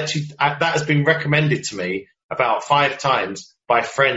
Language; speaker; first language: English; native; English